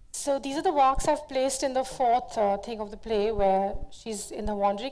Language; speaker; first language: English; non-native, local second language; Hindi